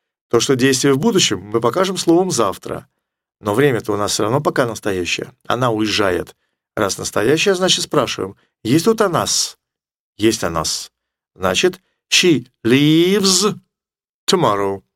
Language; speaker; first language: Russian; native; Russian